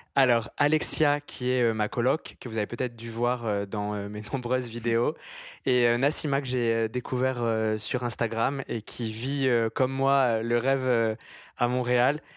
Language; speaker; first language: French; native; French